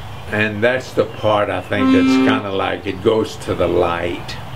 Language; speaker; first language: English; early bilingual, other home language; Spanish